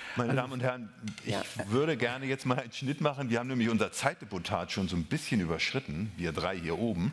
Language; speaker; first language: German; native; German